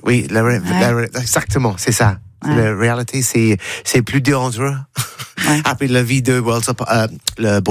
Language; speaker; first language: French; non-native, learner; English